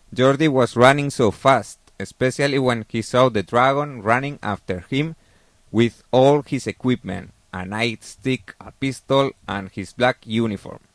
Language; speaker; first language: English; non-native, fluent; Catalan